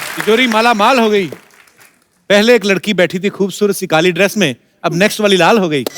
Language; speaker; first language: Hindi; non-native, local second language; Punjabi